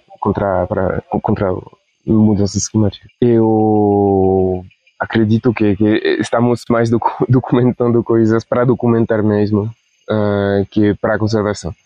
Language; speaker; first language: Portuguese; non-native, fluent; Spanish